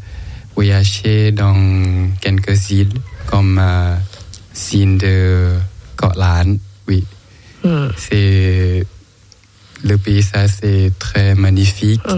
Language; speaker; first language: French; non-native, learner; Thai